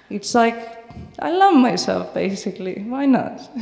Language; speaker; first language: English; non-native, fluent; Turkish